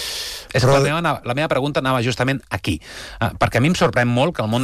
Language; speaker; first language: Catalan; native; Catalan